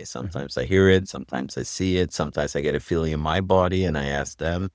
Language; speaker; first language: English; non-native, fluent; Swedish